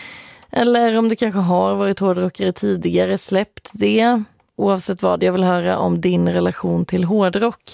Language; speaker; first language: Swedish; native; Swedish